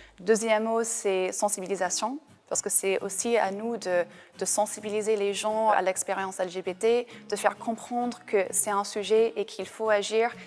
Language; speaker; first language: French; non-native, fluent; English